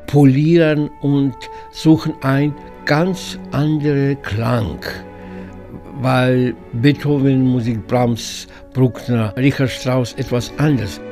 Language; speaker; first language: German; non-native, learner; Russian